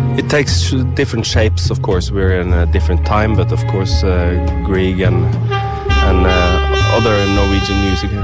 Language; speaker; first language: English; non-native, fluent; Norwegian